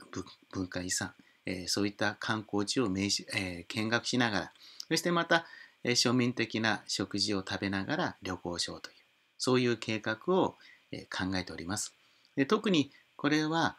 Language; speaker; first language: Japanese; native; Japanese